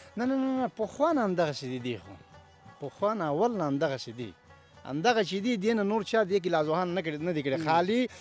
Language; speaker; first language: Pashto; non-native, local second language; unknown